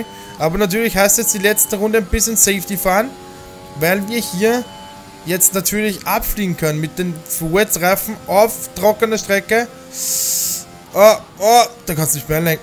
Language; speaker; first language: German; native; German